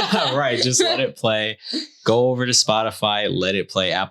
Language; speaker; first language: English; native; English